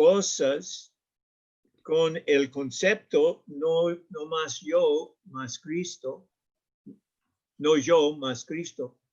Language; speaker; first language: Spanish; non-native, learner; English